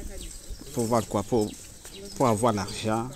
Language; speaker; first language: French; non-native, learner; Rundi